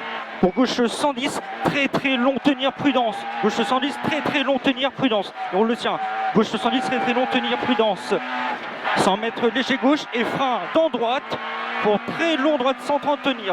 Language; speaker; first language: French; native; French